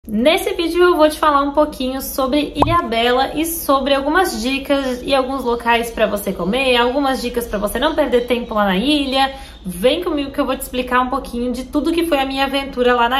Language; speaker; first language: Portuguese; native; Portuguese